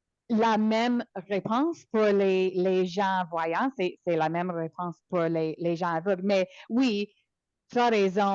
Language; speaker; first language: French; non-native, local second language; English